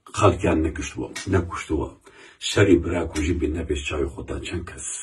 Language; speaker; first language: Central Kurdish; non-native, local second language; Kurdish